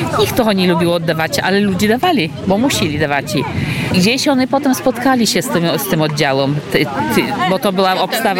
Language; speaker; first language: Polish; non-native, local second language; Ukrainian